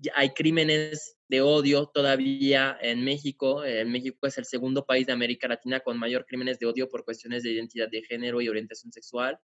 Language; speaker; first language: Spanish; non-native, fluent; French